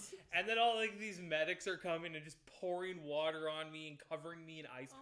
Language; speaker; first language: English; native; English